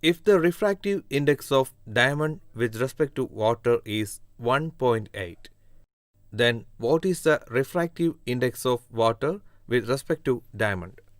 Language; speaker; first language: English; non-native, local second language; Malayalam